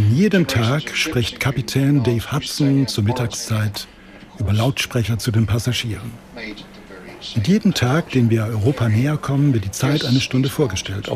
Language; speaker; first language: German; native; German